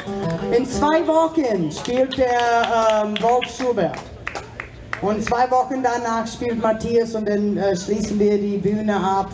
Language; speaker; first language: German; non-native, fluent; English